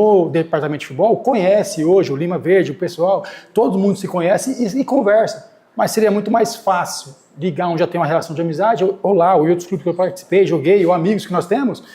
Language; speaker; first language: Portuguese; native; Portuguese